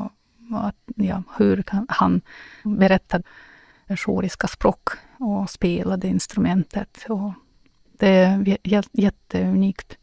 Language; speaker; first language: Swedish; non-native, fluent; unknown